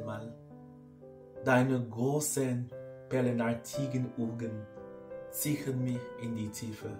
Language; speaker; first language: German; non-native, learner; English